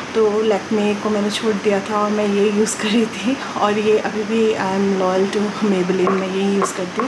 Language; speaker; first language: Hindi; non-native, local second language; Assamese